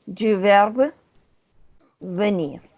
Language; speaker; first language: French; non-native, fluent; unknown